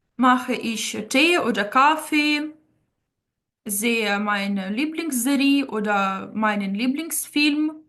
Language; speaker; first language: German; non-native, fluent; Ukrainian